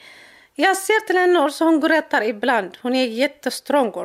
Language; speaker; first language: Swedish; non-native, learner; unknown